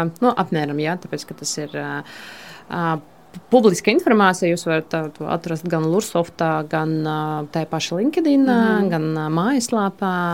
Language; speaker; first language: Latvian; non-native, local second language; Russian